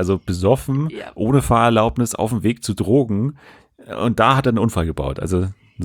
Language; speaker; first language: German; native; German